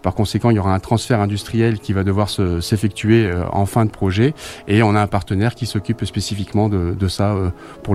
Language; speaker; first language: French; native; French